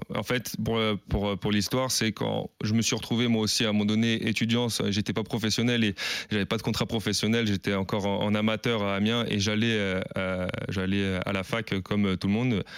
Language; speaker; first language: French; native; French